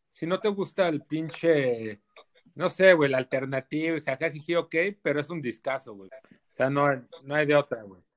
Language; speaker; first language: Spanish; native; Spanish